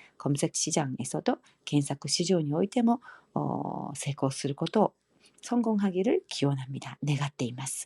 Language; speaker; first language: Korean; non-native, fluent; Japanese